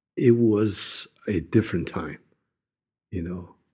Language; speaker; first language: English; non-native, fluent; Japanese